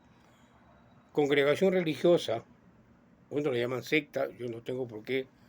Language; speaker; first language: Spanish; native; Spanish